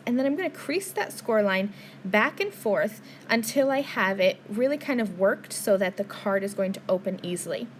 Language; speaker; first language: English; native; English